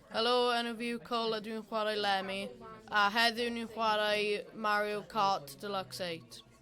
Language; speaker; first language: Welsh; non-native, local second language; English